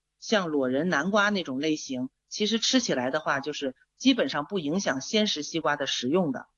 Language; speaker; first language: Chinese; native; Chinese